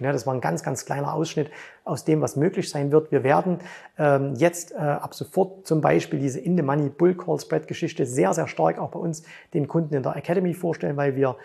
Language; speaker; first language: German; native; German